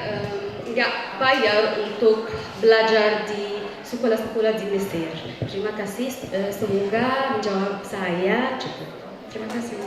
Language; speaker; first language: Indonesian; non-native, fluent; Arabic